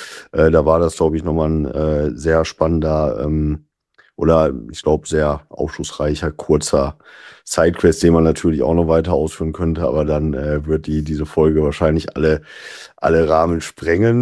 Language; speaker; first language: German; native; German